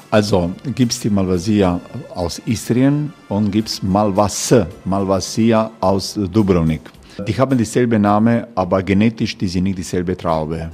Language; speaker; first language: German; non-native, learner; Croatian